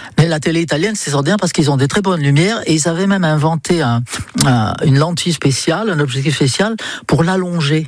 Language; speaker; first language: French; non-native, fluent; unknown